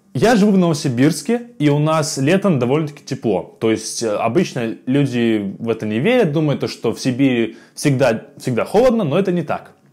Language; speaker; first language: Russian; native; Russian